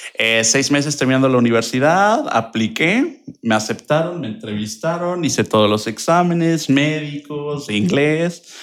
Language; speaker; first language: Spanish; native; Spanish